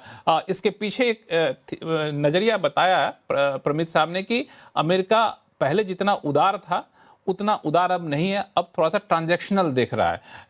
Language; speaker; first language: Hindi; native; Hindi